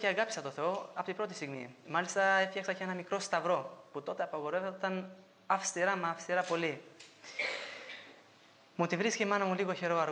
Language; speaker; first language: Greek; non-native, fluent; Albanian